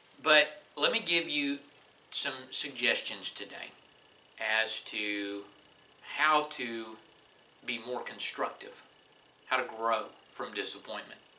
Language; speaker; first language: English; native; English